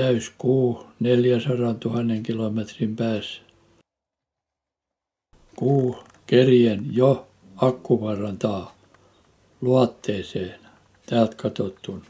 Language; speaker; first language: Finnish; native; Finnish